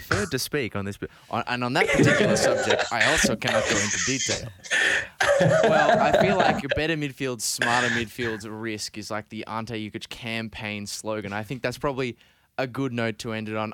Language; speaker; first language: English; native; English